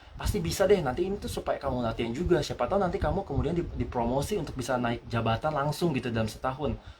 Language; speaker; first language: Indonesian; native; Indonesian